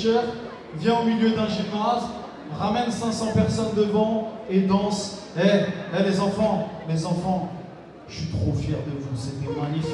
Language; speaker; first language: French; native; French